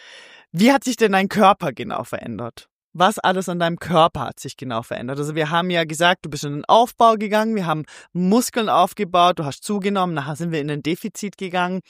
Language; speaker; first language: German; native; German